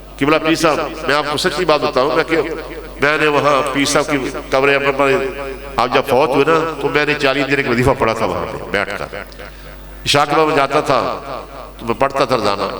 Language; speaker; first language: Urdu; non-native, local second language; Punjabi